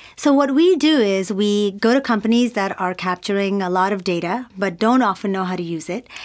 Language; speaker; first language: English; non-native, local second language; Urdu